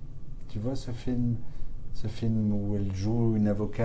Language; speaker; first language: French; native; French